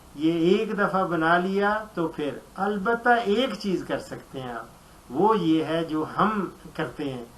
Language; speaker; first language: Urdu; non-native, local second language; Punjabi